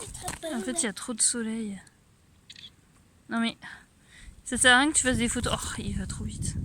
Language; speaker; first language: French; native; French